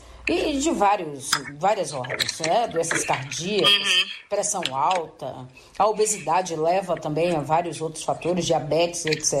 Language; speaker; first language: Portuguese; native; Portuguese